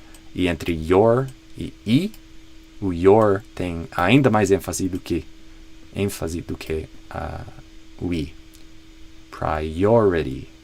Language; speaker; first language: Portuguese; non-native, fluent; English